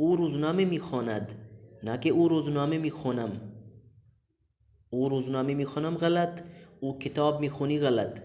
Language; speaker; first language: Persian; non-native, fluent; Urdu